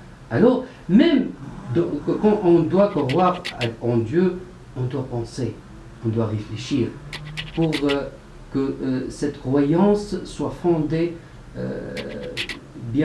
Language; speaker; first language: French; non-native, local second language; Arabic